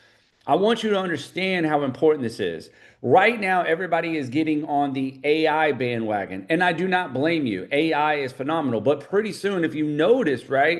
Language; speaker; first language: English; native; English